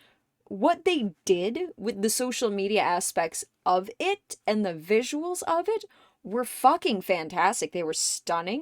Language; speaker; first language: English; native; English